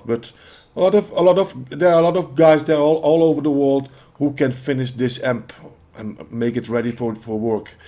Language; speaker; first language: English; non-native, fluent; Dutch